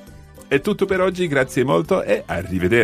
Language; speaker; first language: Italian; non-native, fluent; English